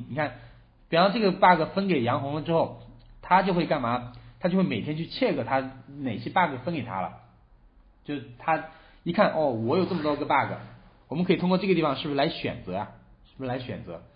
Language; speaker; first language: Chinese; native; Chinese